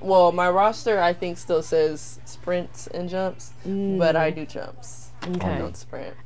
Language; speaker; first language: English; native; English